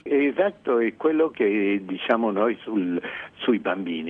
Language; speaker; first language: Italian; non-native, fluent; Spanish